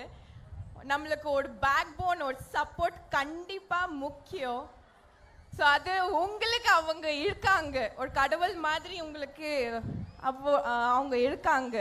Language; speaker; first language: Tamil; non-native, learner; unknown